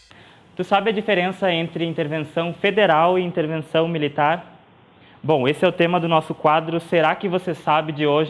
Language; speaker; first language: Portuguese; native; Portuguese